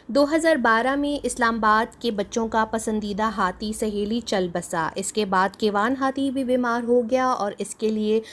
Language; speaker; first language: Urdu; native; Urdu